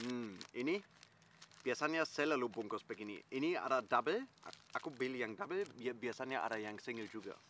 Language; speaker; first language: Indonesian; non-native, fluent; German